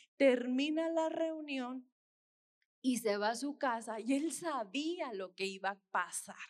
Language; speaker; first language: Spanish; native; Spanish